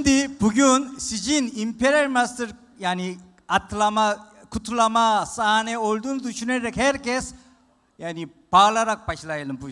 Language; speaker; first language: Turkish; non-native, fluent; Korean